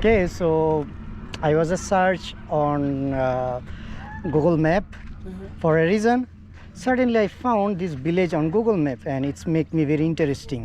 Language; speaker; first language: English; non-native, learner; Bangla